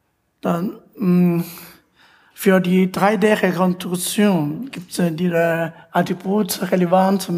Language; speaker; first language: German; non-native, fluent; Chinese